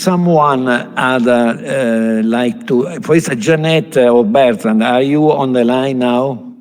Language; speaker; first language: English; non-native, fluent; Italian